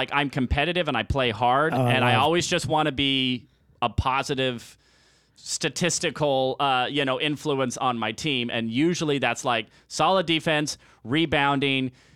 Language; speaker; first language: English; native; English